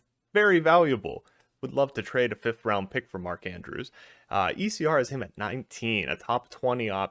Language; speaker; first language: English; native; English